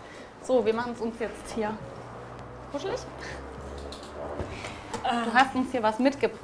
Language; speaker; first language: German; native; German